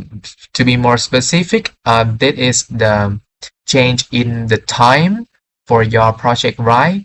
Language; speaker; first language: English; non-native, fluent; Vietnamese